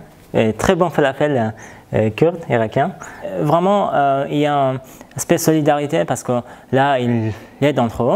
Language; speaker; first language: French; non-native, learner; Persian